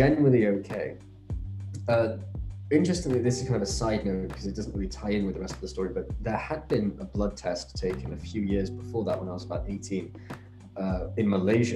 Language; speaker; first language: English; native; English